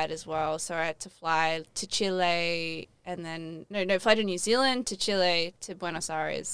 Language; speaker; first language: English; native; English